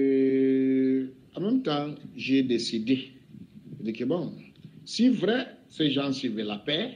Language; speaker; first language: French; non-native, local second language; English